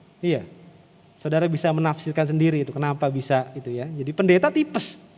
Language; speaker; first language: Indonesian; native; Indonesian